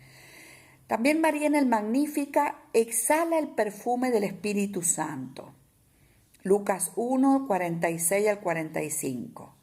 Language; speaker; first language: Spanish; native; Spanish